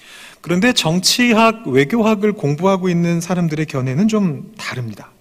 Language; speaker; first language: Korean; native; Korean